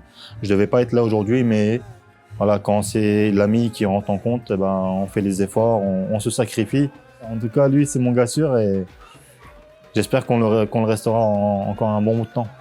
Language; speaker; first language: French; native; French